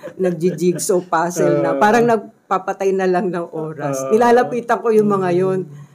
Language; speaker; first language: Filipino; native; Filipino